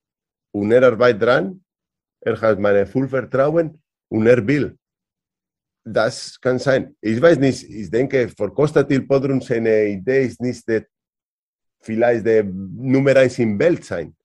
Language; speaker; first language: German; non-native, learner; Spanish